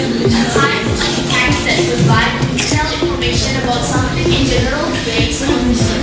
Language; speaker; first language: English; non-native, learner; Indonesian